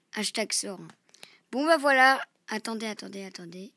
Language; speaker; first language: French; native; French